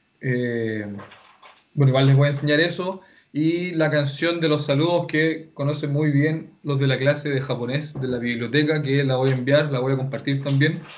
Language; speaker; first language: Spanish; native; Spanish